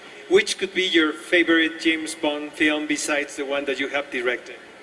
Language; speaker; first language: English; non-native, fluent; Spanish